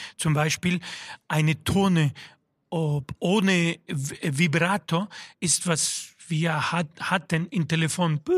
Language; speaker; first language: German; non-native, fluent; Spanish